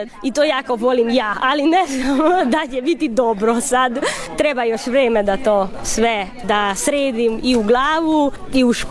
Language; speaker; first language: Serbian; non-native, local second language; Hungarian